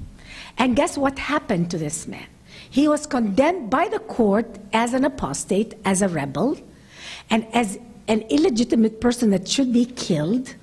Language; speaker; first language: English; non-native, fluent; Arabic